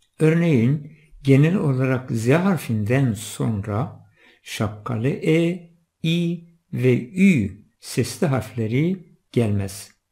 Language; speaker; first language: Turkish; non-native, local second language; Zaza